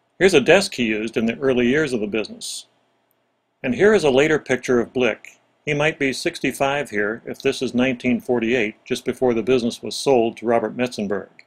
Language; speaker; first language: English; native; English